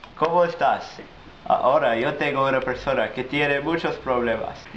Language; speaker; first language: Spanish; non-native, learner; English